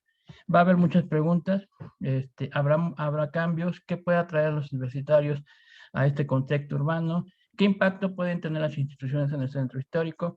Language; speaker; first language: Spanish; native; Spanish